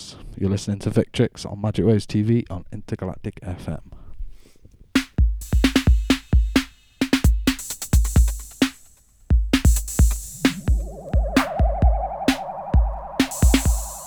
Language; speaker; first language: English; native; English